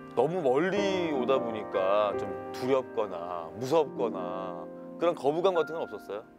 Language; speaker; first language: Korean; native; Korean